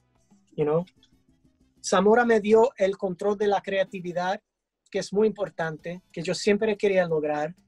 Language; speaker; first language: Spanish; early bilingual, heritage; English